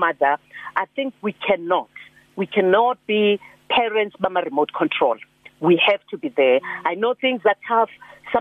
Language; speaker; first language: English; non-native, local second language; Zulu